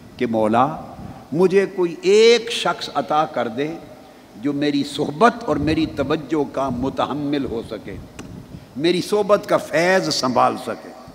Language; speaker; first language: Urdu; non-native, local second language; Punjabi